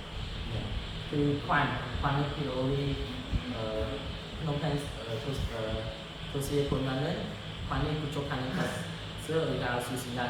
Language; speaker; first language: Korean; non-native, learner; Khmer